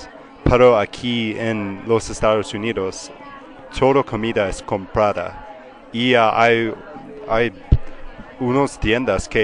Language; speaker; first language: Spanish; non-native, learner; English